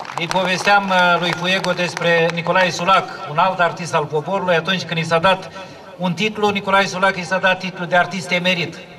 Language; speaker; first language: Romanian; native; Romanian